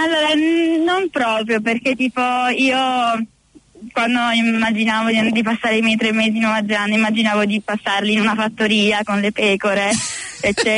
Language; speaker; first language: Italian; native; Italian